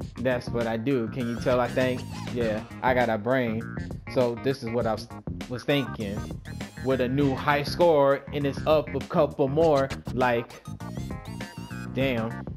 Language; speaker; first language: English; native; English